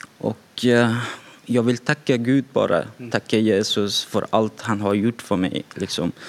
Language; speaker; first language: Swedish; non-native, fluent; Persian